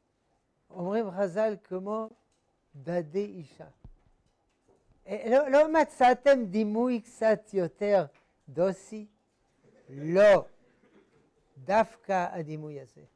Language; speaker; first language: Hebrew; non-native, fluent; French